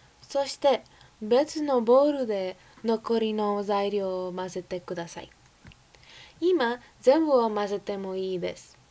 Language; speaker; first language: Japanese; non-native, learner; English